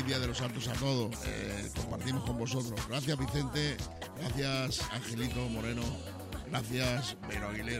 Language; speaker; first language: Spanish; native; Spanish